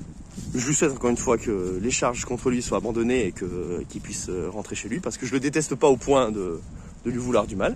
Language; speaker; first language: French; native; French